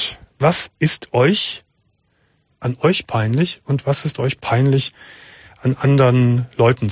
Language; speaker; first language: German; native; German